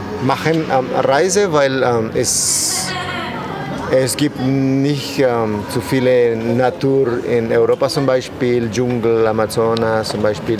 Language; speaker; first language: German; non-native, learner; Spanish